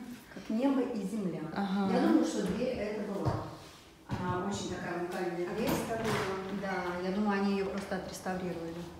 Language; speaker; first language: Russian; native; Russian